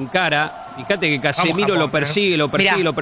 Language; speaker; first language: Spanish; native; Spanish